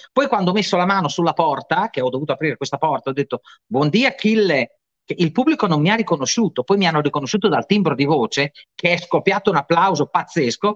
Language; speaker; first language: Italian; native; Italian